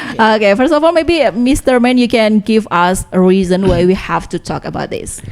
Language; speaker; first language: English; non-native, learner; Indonesian